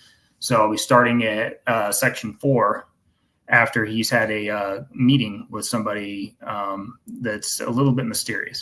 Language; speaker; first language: English; native; English